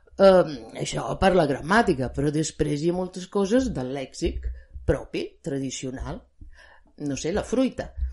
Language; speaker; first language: Catalan; non-native, fluent; Italian